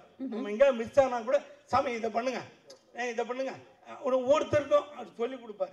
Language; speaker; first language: Tamil; native; Tamil